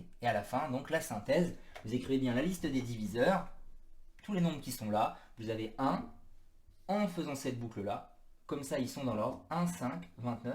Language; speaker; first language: French; native; French